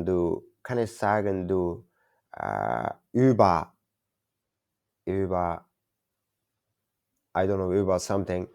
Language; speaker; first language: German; non-native, learner; Turkish